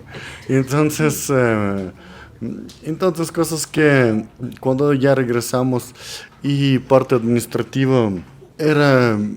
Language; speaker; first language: Spanish; non-native, learner; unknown